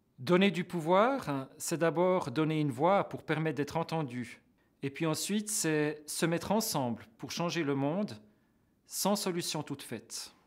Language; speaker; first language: French; native; French